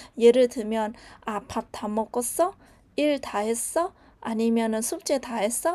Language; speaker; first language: Korean; non-native, learner; Vietnamese